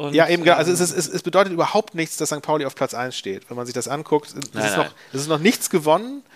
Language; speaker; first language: German; native; German